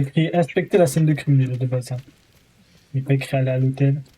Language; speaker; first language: French; native; French